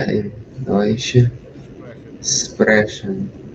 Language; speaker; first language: German; non-native, learner; Portuguese